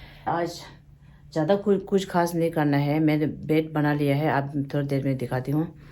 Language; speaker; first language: Hindi; non-native, local second language; Tibetan